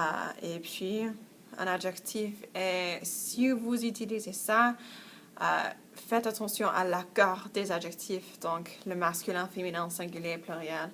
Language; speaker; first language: French; non-native, fluent; English